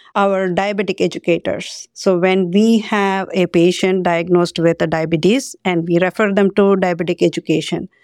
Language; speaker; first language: English; non-native, local second language; Tamil